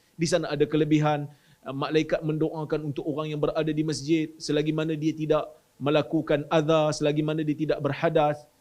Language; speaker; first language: Malay; native; Malay